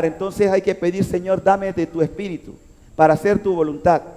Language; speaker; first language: Spanish; native; Spanish